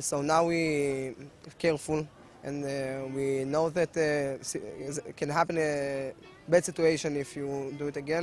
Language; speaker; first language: English; non-native, learner; Hebrew